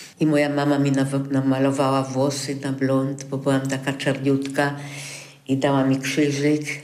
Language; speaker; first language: Polish; native; Polish